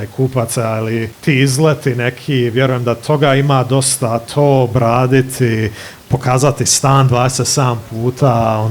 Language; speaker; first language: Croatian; early bilingual, heritage; Croatian